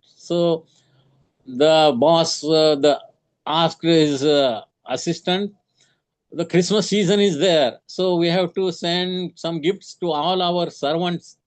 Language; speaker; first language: English; non-native, local second language; Marathi